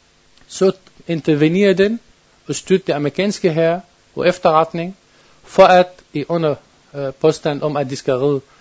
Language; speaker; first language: Danish; non-native, learner; Arabic